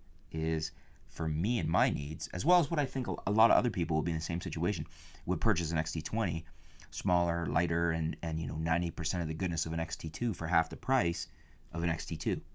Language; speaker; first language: English; native; English